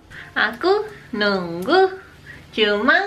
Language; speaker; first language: Indonesian; non-native, learner; Japanese